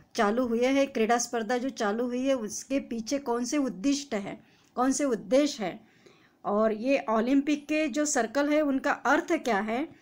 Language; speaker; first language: Hindi; non-native, local second language; Marathi